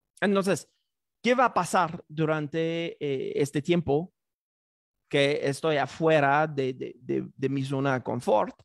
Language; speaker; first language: Spanish; non-native, fluent; French